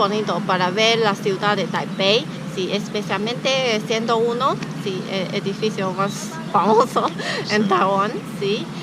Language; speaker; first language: Spanish; non-native, learner; Chinese